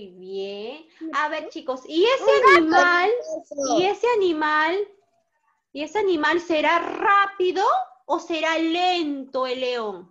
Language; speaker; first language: Spanish; native; Spanish